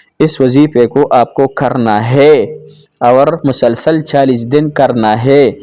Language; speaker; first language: Urdu; non-native, local second language; Pashto